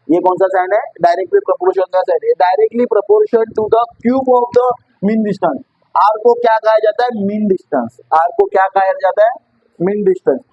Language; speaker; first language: Hindi; non-native, local second language; Marathi